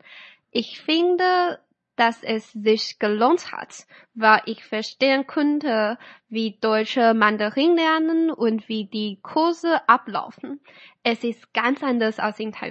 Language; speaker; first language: German; non-native, fluent; Chinese